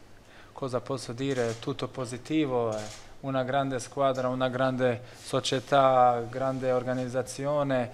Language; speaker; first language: Italian; non-native, learner; Bosnian